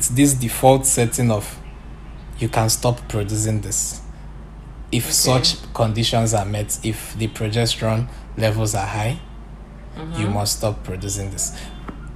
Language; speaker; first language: English; non-native, local second language; Igbo